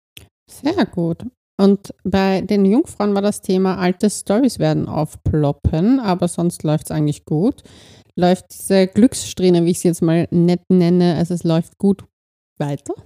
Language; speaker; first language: German; native; German